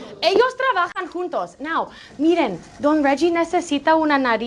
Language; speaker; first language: Spanish; non-native, fluent; English